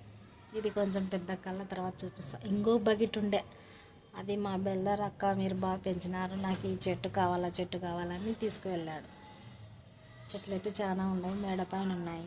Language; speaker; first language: Telugu; native; Telugu